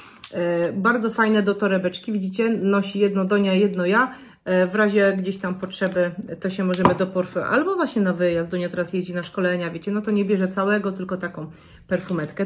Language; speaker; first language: Polish; native; Polish